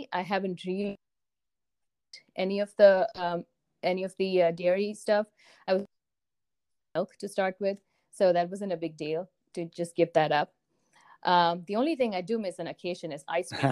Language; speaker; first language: English; non-native, local second language; Tamil